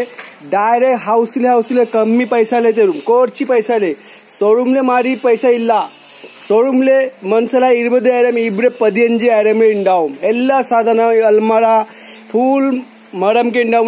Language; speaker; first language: Malayalam; non-native, learner; Hindi